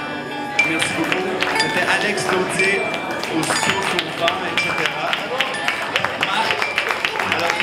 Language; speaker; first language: French; native; French